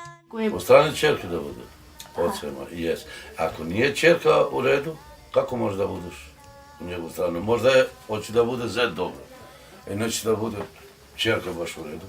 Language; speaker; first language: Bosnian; non-native, local second language; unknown